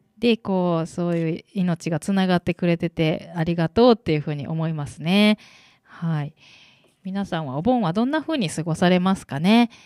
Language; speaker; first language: Japanese; native; Japanese